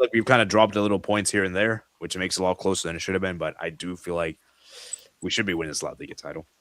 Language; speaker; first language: English; native; English